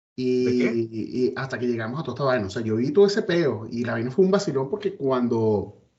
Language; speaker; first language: Spanish; native; Spanish